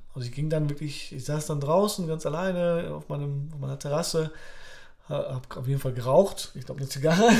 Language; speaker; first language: German; early bilingual, other home language; Polish